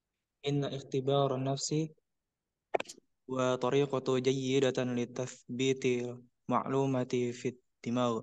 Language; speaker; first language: Arabic; non-native, learner; Indonesian